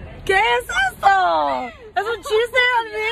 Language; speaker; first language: Spanish; non-native, learner; English